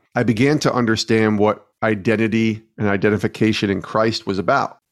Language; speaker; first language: English; native; English